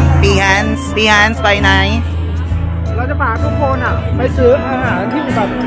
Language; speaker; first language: Thai; non-native, learner; Filipino